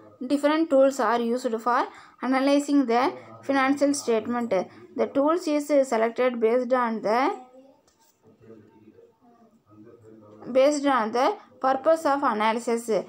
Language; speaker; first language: English; non-native, local second language; Tamil